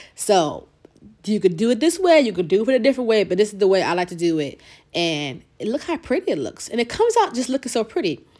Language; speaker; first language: English; native; English